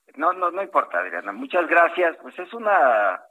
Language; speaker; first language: Spanish; native; Spanish